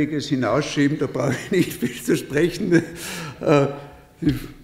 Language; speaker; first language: German; native; German